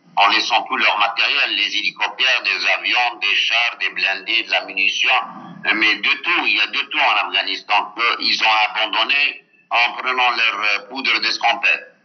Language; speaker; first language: French; non-native, local second language; Arabic